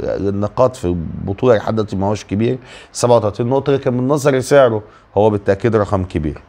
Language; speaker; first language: Arabic; native; Arabic